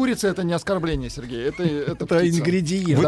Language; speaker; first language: Russian; native; Russian